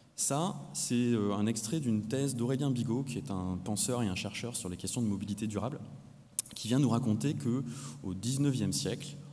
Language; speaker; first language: French; native; French